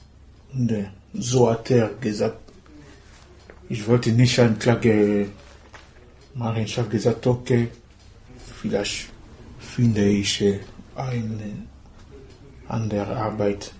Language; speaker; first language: German; non-native, learner; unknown